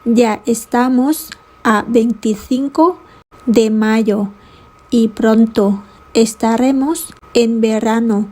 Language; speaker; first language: Spanish; non-native, fluent; Thai